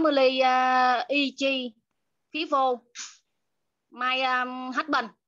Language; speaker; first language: English; non-native, learner; Vietnamese